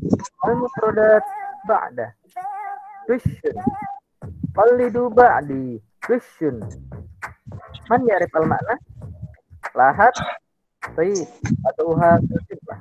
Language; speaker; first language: Arabic; non-native, learner; Indonesian